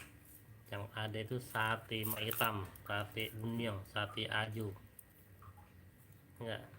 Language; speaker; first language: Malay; non-native, local second language; Minangkabau